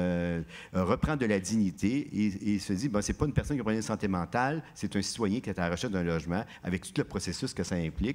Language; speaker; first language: French; native; French